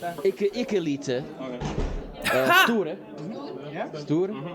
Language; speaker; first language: Norwegian; non-native, learner; English